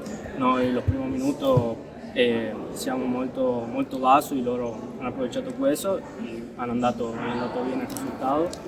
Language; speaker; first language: Italian; non-native, learner; Spanish